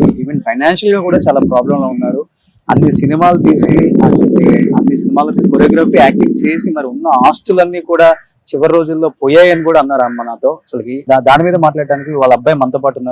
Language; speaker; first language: Telugu; native; Telugu